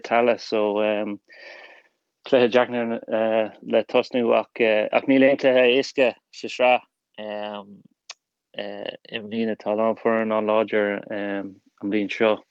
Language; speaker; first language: Irish; non-native, local second language; English